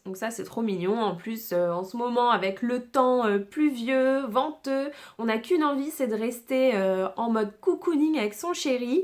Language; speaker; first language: French; native; French